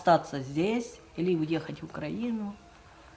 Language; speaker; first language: Russian; native; Russian